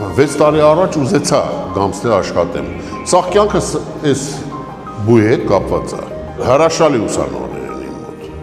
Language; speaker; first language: Armenian; native; Armenian